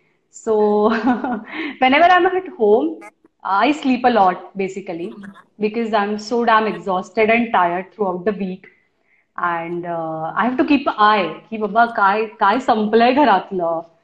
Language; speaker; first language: English; non-native, local second language; Marathi